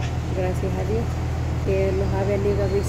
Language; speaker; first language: Spanish; native; Spanish